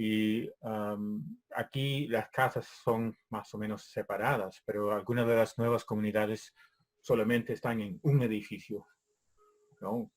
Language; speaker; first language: Spanish; non-native, fluent; English